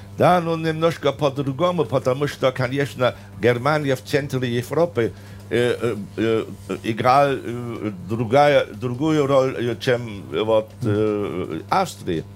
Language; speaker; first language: Russian; non-native, fluent; German